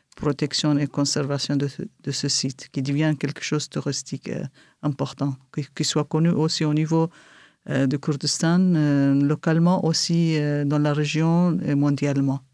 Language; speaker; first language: French; non-native, fluent; Kurdish